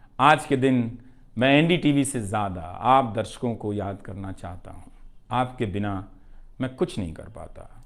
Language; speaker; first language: Hindi; non-native, local second language; Bhojpuri